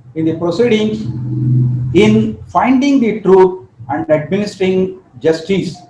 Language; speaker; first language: English; non-native, local second language; Kannada